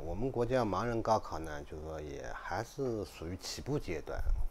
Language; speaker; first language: Chinese; native; Chinese